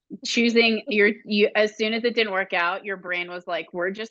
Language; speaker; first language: English; native; English